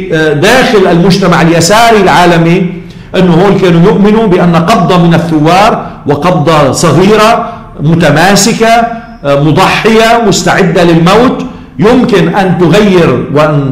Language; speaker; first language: Arabic; native; Arabic